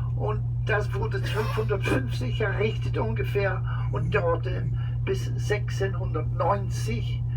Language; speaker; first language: German; non-native, fluent; English